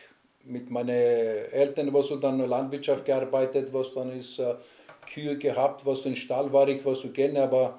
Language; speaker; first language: German; non-native, learner; Greek